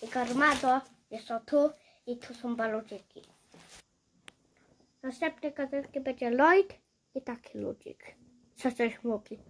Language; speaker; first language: Polish; early bilingual, heritage; Polish